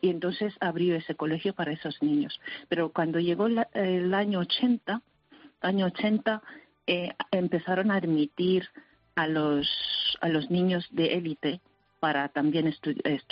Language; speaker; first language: Spanish; early bilingual, heritage; Spanish